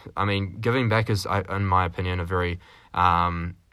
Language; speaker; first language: English; native; English